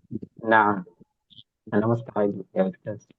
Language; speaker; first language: Arabic; non-native, learner; Bangla